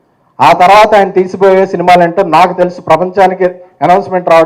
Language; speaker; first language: Telugu; native; Telugu